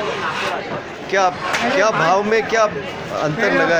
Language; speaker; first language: Hindi; native; Hindi